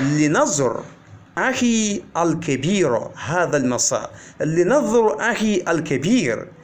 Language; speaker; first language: Arabic; non-native, fluent; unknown